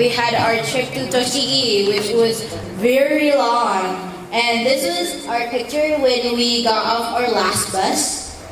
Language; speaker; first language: English; non-native, fluent; Indonesian